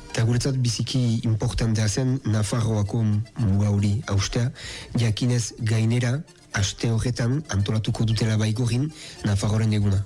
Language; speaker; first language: Basque; native; Basque